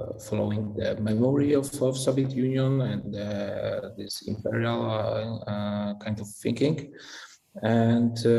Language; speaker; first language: English; non-native, fluent; Polish